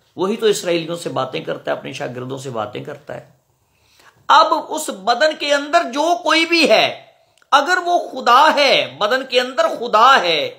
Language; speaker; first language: Urdu; non-native, local second language; Punjabi